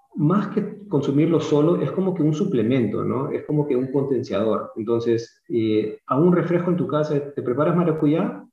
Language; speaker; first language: Spanish; early bilingual, other home language; English